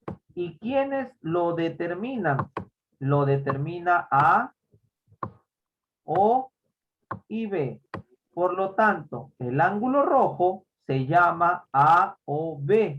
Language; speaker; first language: Spanish; native; Spanish